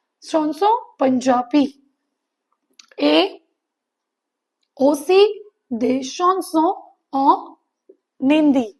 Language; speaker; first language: French; non-native, fluent; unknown